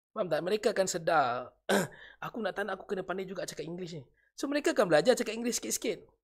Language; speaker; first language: Malay; native; Malay